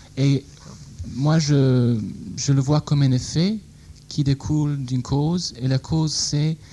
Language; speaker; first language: French; non-native, fluent; English